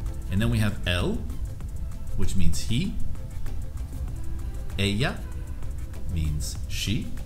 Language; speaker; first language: English; native; English